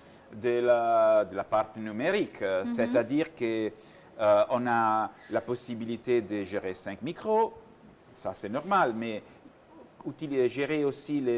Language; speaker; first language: French; non-native, learner; Italian